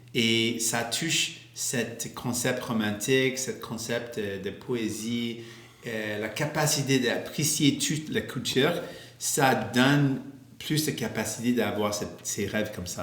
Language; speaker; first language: French; non-native, local second language; English